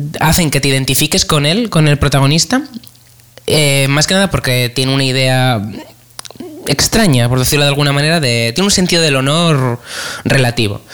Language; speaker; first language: Spanish; native; Spanish